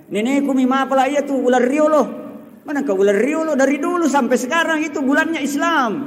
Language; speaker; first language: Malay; non-native, local second language; Buginese